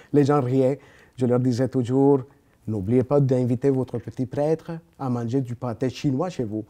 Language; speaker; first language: French; non-native, fluent; Spanish